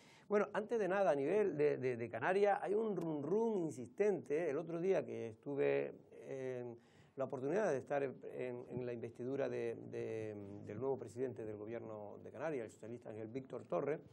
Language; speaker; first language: Spanish; native; Spanish